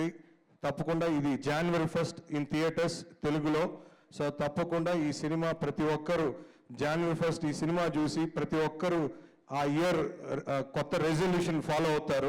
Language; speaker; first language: Telugu; native; Telugu